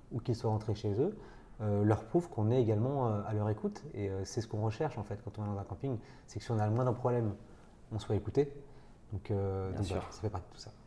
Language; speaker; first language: French; native; French